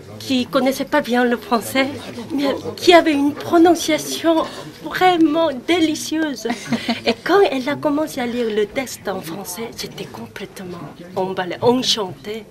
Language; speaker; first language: French; non-native, fluent; Korean